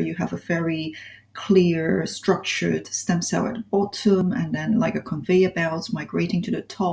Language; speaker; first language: English; non-native, local second language; Cantonese